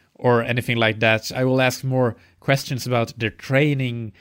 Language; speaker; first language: English; non-native, fluent; Swedish